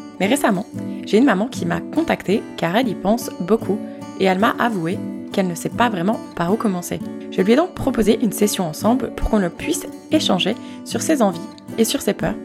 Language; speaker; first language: French; native; French